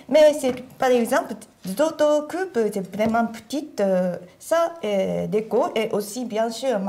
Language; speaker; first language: French; non-native, learner; Japanese